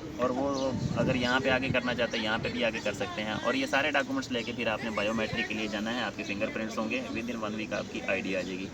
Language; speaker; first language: Urdu; non-native, local second language; Punjabi